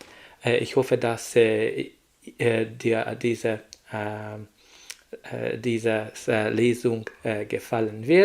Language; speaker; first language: German; non-native, learner; Hungarian